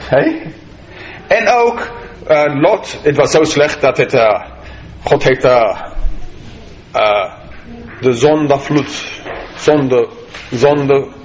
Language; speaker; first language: Dutch; non-native, fluent; English